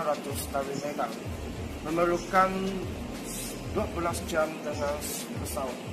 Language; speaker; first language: Indonesian; non-native, learner; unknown